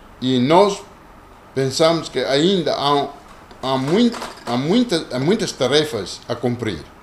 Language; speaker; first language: Portuguese; non-native, local second language; Kongo